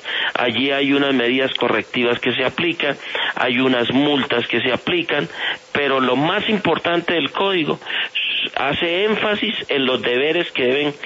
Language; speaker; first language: Spanish; native; Spanish